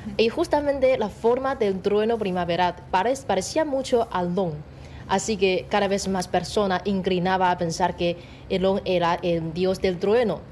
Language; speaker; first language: Spanish; non-native, fluent; Chinese